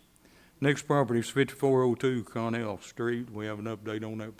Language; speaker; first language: English; native; English